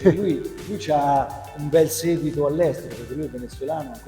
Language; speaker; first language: Italian; native; Italian